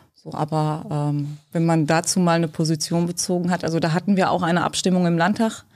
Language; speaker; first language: German; early bilingual, other home language; Turkish